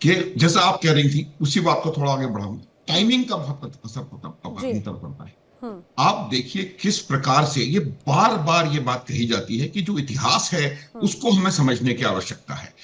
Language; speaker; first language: Hindi; native; Hindi